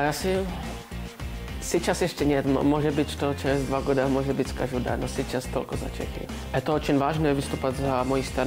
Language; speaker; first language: Russian; non-native, learner; Czech